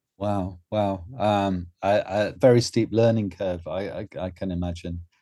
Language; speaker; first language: English; native; English